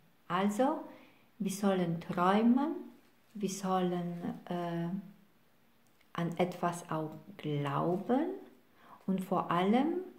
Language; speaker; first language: German; non-native, fluent; Polish